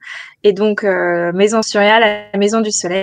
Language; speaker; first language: French; native; French